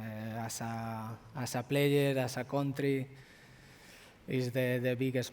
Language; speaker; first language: English; non-native, fluent; Spanish